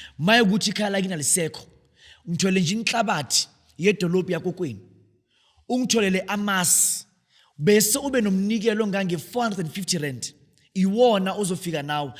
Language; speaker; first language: Zulu; native; Zulu